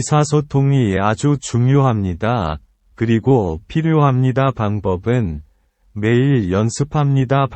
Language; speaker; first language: Korean; non-native, learner; Vietnamese